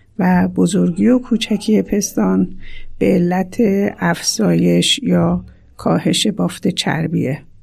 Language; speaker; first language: Persian; native; Persian